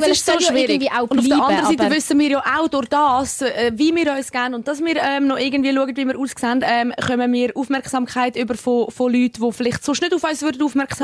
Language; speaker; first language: German; native; German